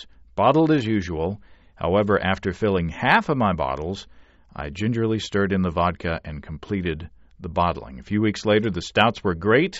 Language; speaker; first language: English; native; English